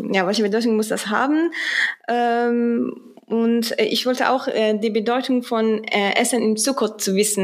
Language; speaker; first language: German; non-native, fluent; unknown